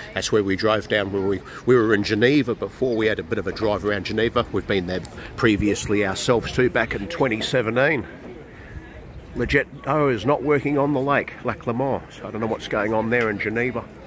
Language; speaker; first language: English; native; English